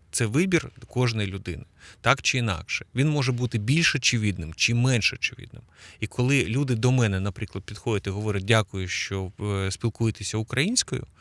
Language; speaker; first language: Ukrainian; native; Ukrainian